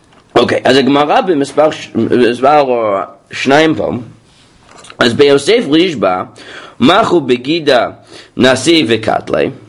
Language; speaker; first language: Hebrew; non-native, fluent; English